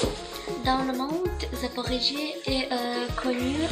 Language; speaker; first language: French; non-native, learner; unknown